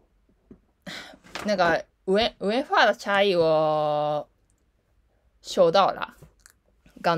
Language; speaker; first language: Chinese; non-native, learner; Japanese